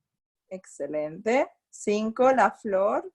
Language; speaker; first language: Spanish; non-native, fluent; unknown